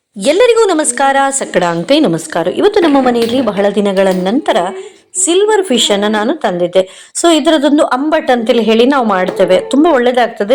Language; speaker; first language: Kannada; non-native, local second language; Konkani